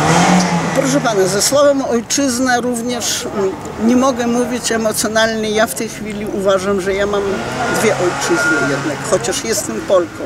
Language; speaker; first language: Polish; early bilingual, heritage; Polish